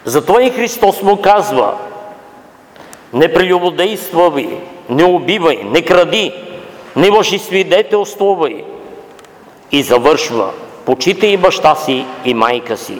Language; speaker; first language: Bulgarian; native; Bulgarian